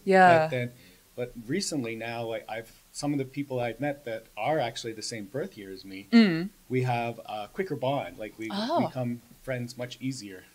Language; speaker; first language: English; native; English